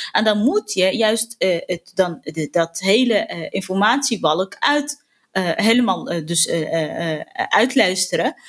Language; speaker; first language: Dutch; non-native, fluent; Arabic